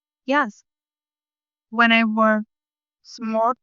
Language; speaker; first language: English; non-native, learner; Vietnamese